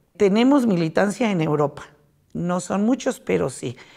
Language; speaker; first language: Spanish; native; Spanish